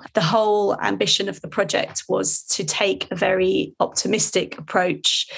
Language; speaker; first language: English; native; English